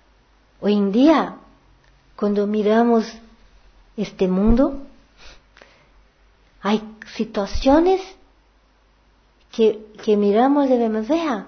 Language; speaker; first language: Portuguese; non-native, learner; Spanish